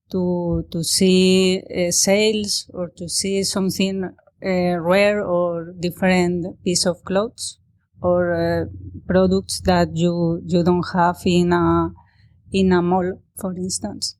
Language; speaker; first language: English; non-native, learner; Spanish